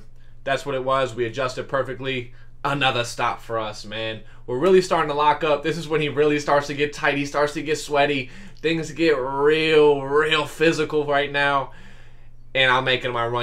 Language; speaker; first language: English; native; English